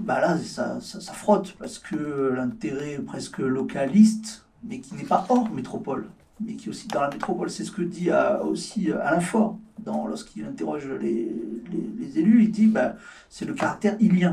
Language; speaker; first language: French; native; French